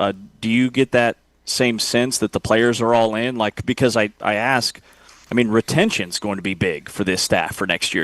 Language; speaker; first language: English; native; English